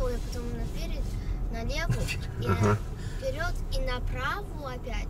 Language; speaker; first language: Russian; early bilingual, heritage; English